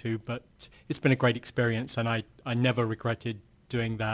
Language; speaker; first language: English; native; English